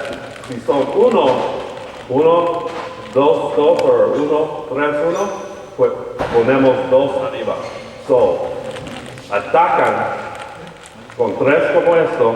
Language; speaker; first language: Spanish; early bilingual, heritage; Spanish